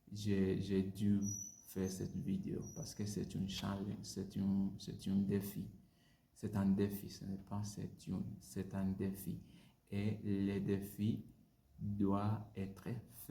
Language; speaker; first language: French; non-native, learner; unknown